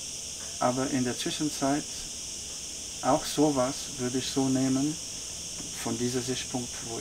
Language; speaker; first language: German; non-native, fluent; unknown